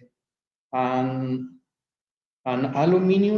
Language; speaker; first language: English; non-native, learner; Spanish